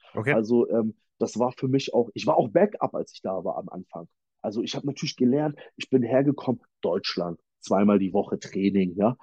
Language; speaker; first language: German; native; German